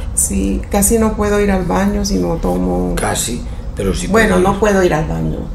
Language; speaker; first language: Spanish; native; Spanish